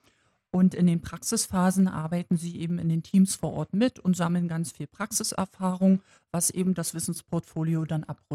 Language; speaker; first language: German; native; German